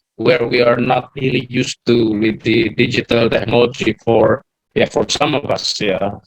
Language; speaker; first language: English; non-native, fluent; Indonesian